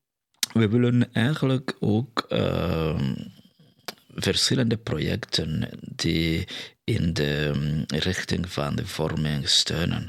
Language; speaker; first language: Dutch; non-native, fluent; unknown